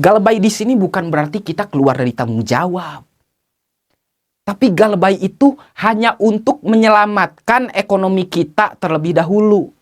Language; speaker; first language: Indonesian; native; Indonesian